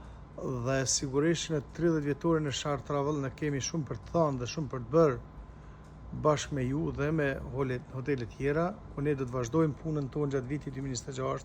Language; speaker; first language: Albanian; native; Albanian